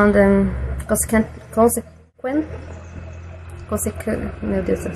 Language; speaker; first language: English; non-native, learner; Portuguese